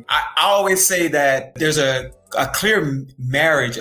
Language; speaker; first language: English; native; English